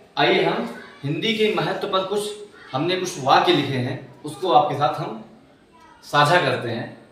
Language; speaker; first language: Hindi; native; Hindi